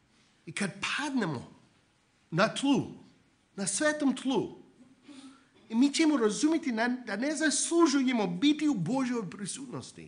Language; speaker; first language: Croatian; non-native, fluent; English